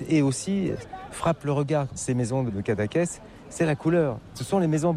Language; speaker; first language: French; native; French